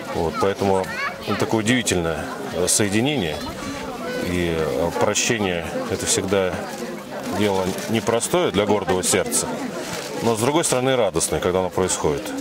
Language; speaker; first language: Russian; native; Russian